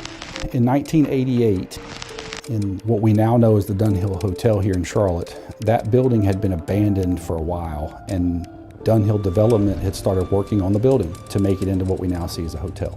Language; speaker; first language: English; native; English